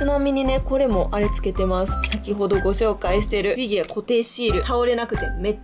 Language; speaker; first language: Japanese; native; Japanese